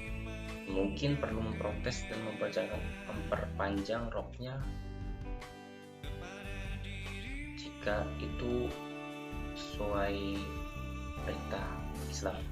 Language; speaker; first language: Indonesian; native; Indonesian